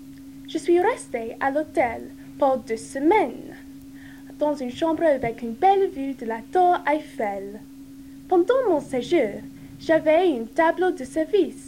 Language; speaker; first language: French; non-native, learner; English